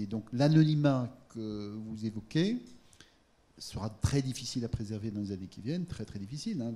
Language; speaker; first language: French; native; French